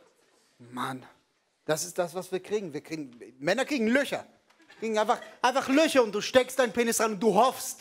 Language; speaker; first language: German; non-native, fluent; Hebrew